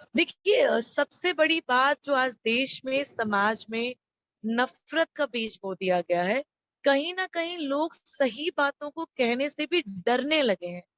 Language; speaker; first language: Hindi; native; Hindi